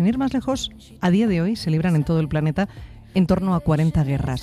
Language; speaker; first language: Spanish; native; Spanish